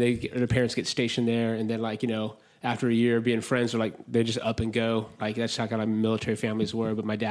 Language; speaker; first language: English; native; English